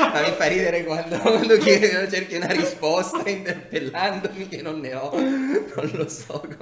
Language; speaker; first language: Italian; native; Italian